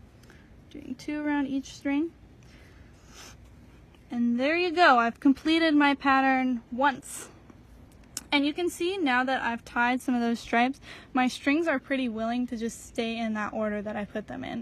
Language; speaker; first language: English; native; English